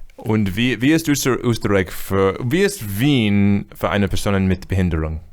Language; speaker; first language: German; non-native, learner; English